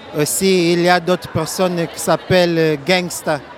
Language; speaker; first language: French; non-native, learner; Portuguese